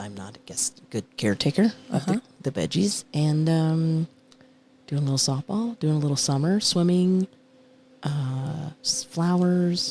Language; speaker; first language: English; native; English